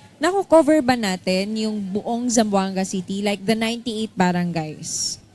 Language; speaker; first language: Filipino; non-native, local second language; Chavacano